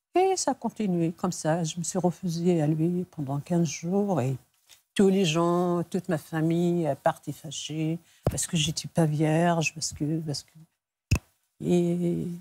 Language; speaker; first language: French; non-native, local second language; Arabic